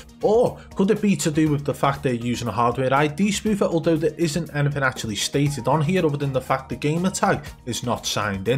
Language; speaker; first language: English; native; English